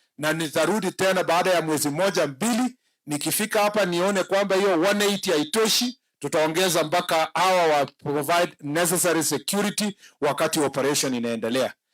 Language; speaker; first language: Swahili; non-native, local second language; Kalenjin